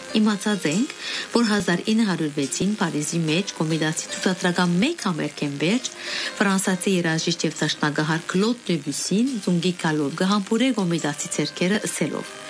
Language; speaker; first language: Armenian; early bilingual, heritage; Armenian